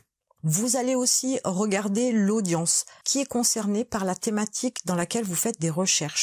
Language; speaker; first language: French; native; French